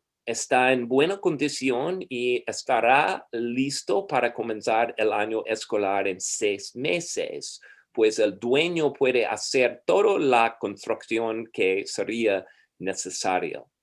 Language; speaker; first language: Spanish; non-native, fluent; English